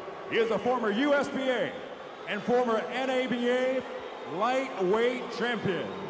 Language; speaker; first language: English; native; English